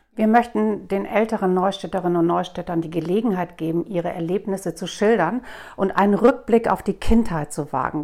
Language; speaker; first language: German; native; German